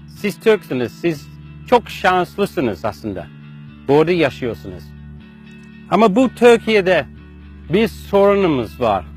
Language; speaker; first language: Turkish; non-native, learner; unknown